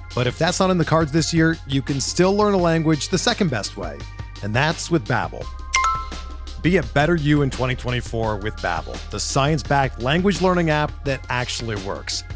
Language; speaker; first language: English; native; English